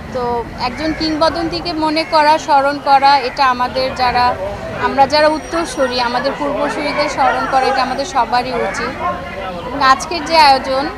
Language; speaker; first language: Bangla; native; Bangla